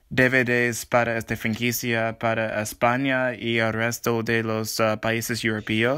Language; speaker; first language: Spanish; non-native, learner; English